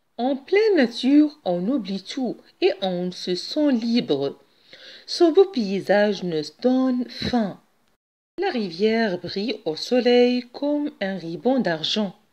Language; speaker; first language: French; non-native, local second language; Arabic